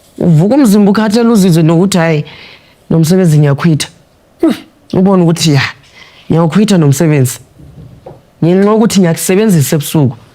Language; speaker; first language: Zulu; non-native, local second language; Tsonga